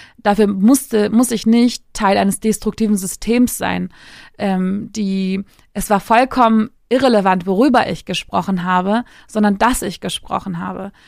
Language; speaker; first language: German; early bilingual, other home language; Turkish